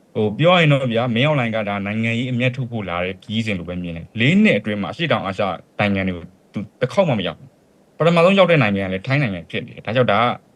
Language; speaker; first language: Burmese; native; Burmese